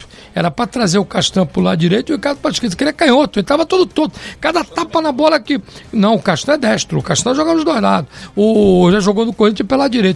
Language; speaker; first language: Portuguese; native; Portuguese